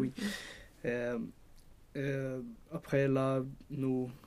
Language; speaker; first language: French; non-native, learner; Swedish